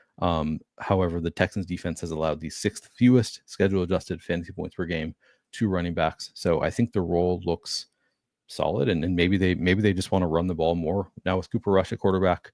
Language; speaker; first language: English; native; English